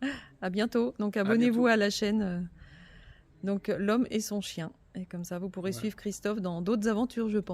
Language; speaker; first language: French; native; French